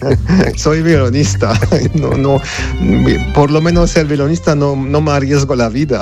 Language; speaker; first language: Spanish; non-native, fluent; Armenian